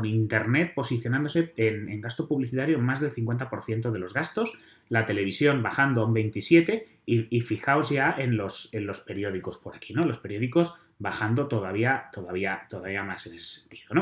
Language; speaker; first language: Spanish; native; Spanish